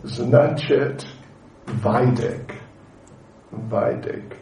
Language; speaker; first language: Russian; non-native, learner; English